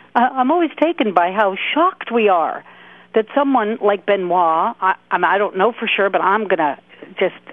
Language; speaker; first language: English; native; English